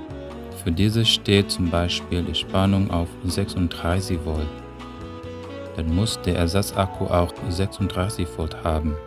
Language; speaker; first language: German; non-native, fluent; Indonesian